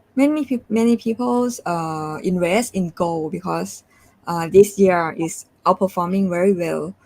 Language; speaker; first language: English; non-native, fluent; Thai